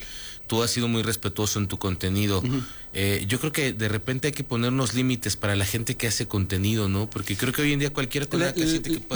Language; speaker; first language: Spanish; native; Spanish